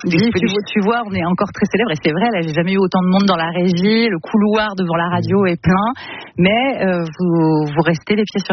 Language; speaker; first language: French; native; French